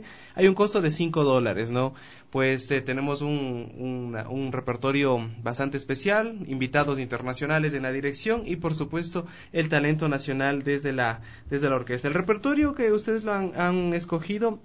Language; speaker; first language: Spanish; native; Spanish